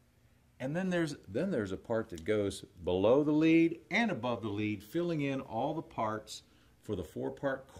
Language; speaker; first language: English; native; English